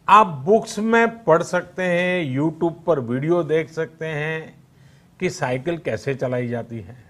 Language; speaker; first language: Hindi; native; Hindi